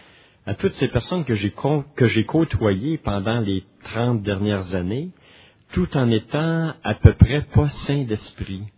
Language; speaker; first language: French; native; French